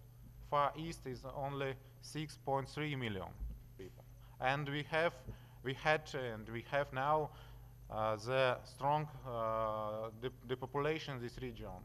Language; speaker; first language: English; non-native, learner; Russian